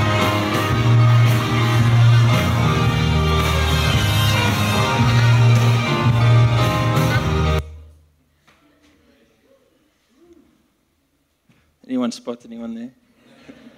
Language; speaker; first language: English; native; English